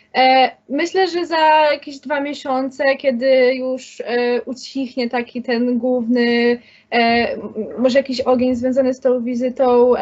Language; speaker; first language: Polish; native; Polish